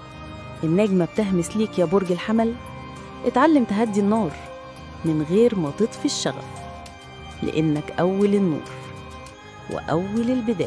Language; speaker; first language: Arabic; native; Arabic